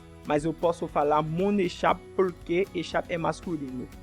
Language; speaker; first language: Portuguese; non-native, fluent; French